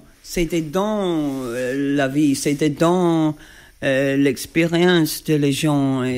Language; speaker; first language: French; non-native, learner; English